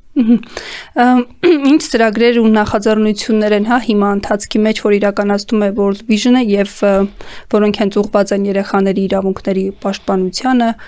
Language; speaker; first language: Armenian; native; Armenian